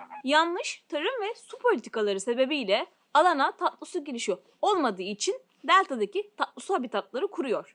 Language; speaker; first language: Turkish; native; Turkish